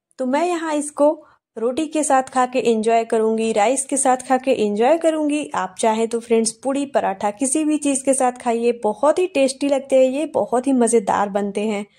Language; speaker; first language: Hindi; native; Hindi